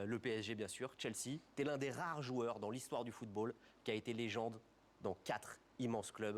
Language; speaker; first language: French; native; French